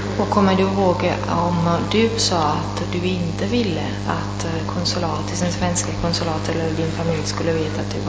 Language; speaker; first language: Swedish; non-native, fluent; Italian